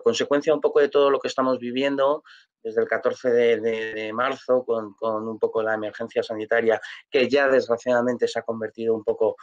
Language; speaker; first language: Spanish; native; Spanish